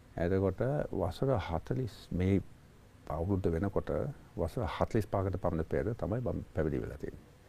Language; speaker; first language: Sinhala; non-native, fluent; English